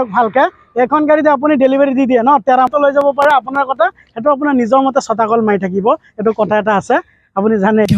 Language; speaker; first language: Assamese; non-native, local second language; Bangla